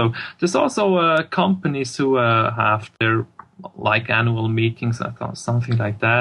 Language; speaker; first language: English; non-native, fluent; German